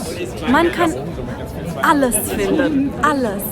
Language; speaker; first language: German; non-native, fluent; Persian